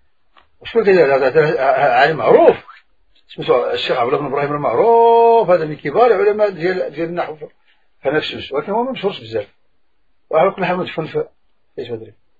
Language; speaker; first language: Arabic; native; Arabic